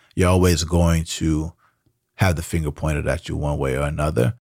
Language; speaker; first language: English; early bilingual, other home language; Spanish